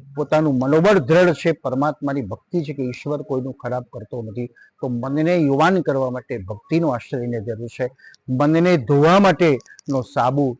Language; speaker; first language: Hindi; non-native, local second language; Gujarati